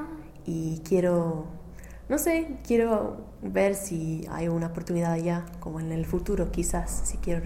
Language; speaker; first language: Spanish; non-native, fluent; English